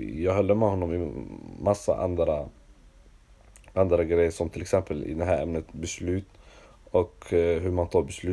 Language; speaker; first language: Swedish; non-native, local second language; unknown